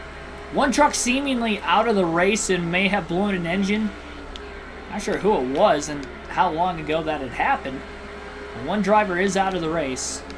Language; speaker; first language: English; native; English